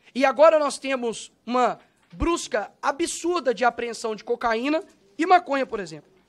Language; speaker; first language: Portuguese; native; Portuguese